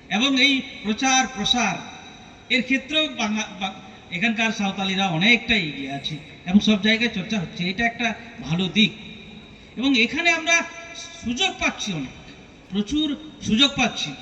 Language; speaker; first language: Bangla; non-native, local second language; Santali